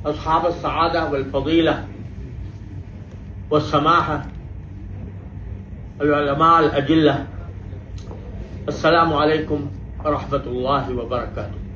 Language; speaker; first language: Arabic; non-native, fluent; Urdu